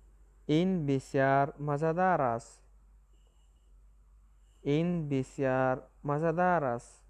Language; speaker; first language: Persian; non-native, local second language; Pashto